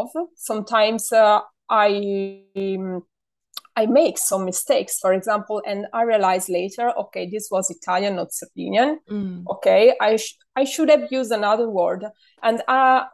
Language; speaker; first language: English; non-native, fluent; Italian